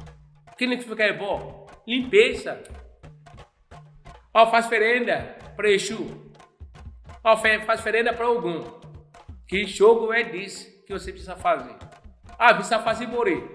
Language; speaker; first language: Portuguese; non-native, learner; Yoruba